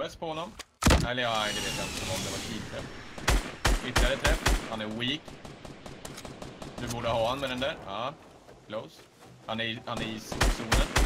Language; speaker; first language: Swedish; native; Swedish